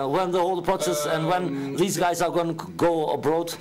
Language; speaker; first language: English; non-native, fluent; Albanian